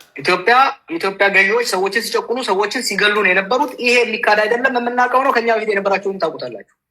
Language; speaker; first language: Amharic; non-native, local second language; Oromo